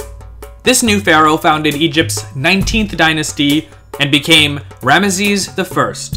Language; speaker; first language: English; native; English